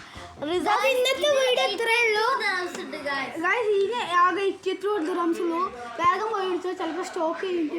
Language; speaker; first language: Malayalam; early bilingual, heritage; Malayalam